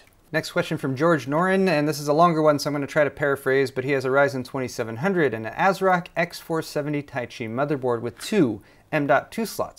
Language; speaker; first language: English; native; English